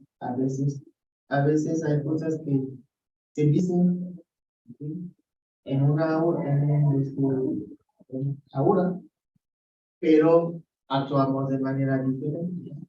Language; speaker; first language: Spanish; non-native, fluent; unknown